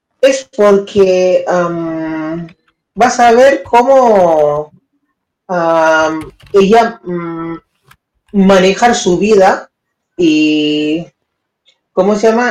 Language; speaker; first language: Spanish; non-native, learner; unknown